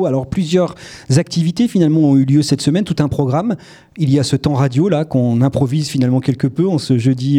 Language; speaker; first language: French; native; French